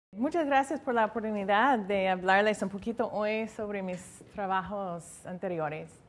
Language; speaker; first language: Spanish; non-native, learner; English